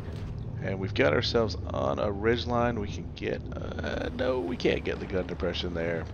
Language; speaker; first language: English; native; English